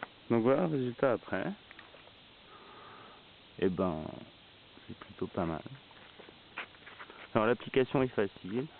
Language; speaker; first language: French; native; French